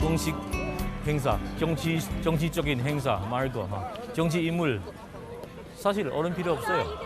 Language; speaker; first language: Korean; non-native, fluent; Chinese